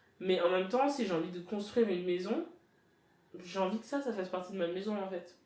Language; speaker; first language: French; early bilingual, other home language; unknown